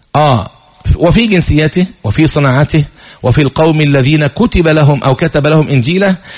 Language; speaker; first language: Arabic; native; Arabic